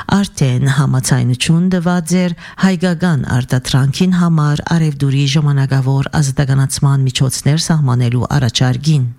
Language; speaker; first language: Armenian; early bilingual, heritage; Armenian